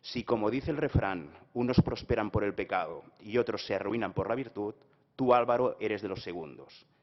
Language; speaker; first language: Spanish; non-native, local second language; Catalan